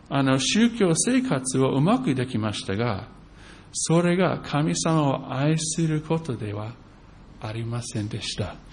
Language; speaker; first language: Japanese; non-native, fluent; English